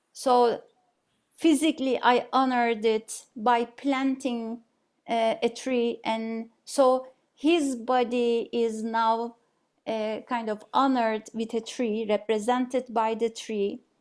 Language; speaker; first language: English; non-native, fluent; Turkish